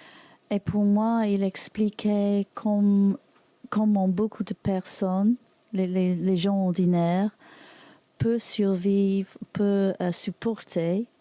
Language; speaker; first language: French; non-native, learner; English